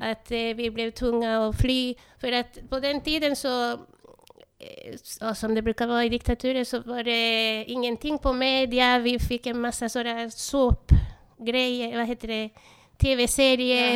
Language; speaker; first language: Swedish; non-native, fluent; Spanish